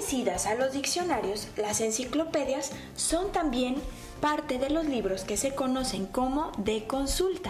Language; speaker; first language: Spanish; native; Spanish